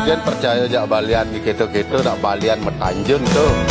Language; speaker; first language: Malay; non-native, local second language; Balinese